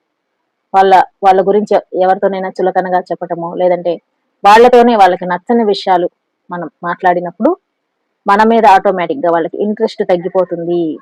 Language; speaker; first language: Telugu; native; Telugu